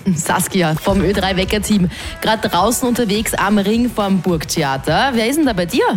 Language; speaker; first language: German; native; German